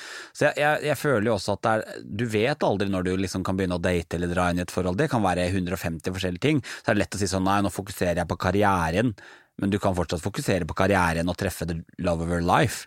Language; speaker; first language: Norwegian; native; Norwegian